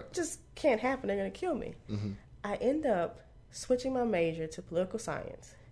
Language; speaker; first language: English; native; English